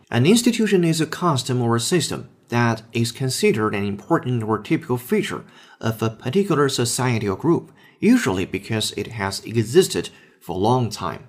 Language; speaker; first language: English; non-native, fluent; Chinese